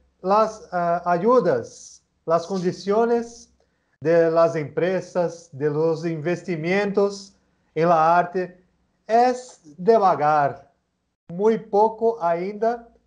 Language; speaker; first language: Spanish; non-native, learner; Portuguese